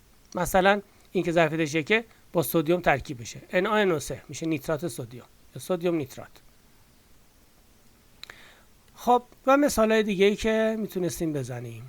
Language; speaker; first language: Persian; native; Persian